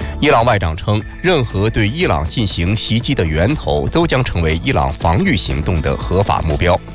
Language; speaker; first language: Chinese; native; Chinese